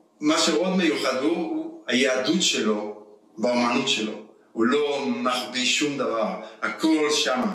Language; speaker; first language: Hebrew; early bilingual, heritage; Hebrew